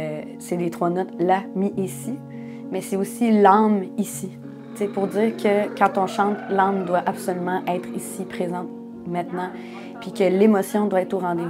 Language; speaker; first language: French; native; French